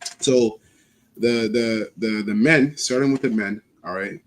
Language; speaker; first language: English; native; English